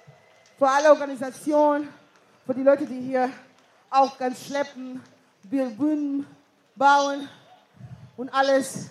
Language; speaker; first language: German; non-native, fluent; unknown